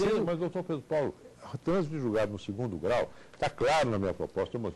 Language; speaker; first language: Portuguese; native; Portuguese